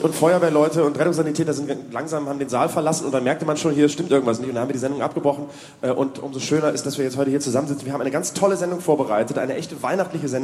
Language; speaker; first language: German; native; German